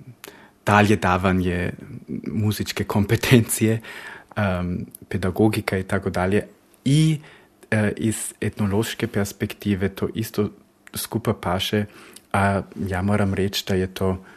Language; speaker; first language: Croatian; early bilingual, heritage; Croatian